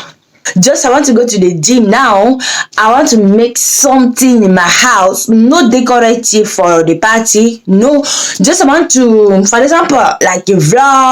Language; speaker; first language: English; non-native, learner; French